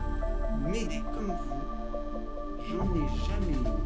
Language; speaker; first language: French; native; French